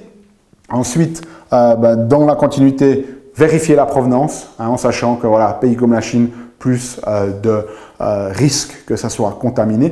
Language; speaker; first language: French; native; French